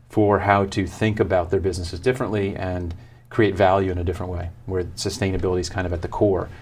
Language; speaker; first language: English; native; English